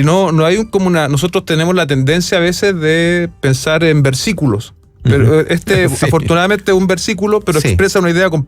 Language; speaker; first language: Spanish; native; Spanish